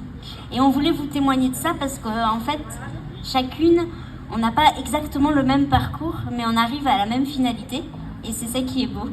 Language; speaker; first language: French; native; French